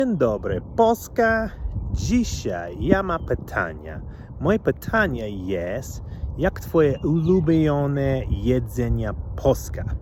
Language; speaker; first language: Polish; non-native, learner; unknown